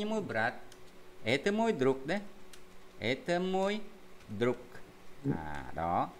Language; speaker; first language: Russian; non-native, fluent; Vietnamese